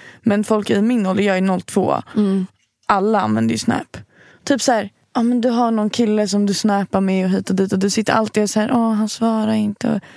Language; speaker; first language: Swedish; native; Swedish